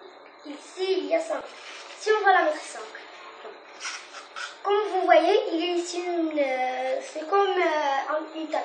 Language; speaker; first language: French; non-native, learner; Arabic